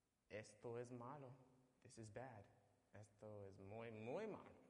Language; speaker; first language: Spanish; non-native, learner; English